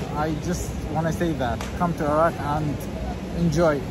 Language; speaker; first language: English; non-native, fluent; Arabic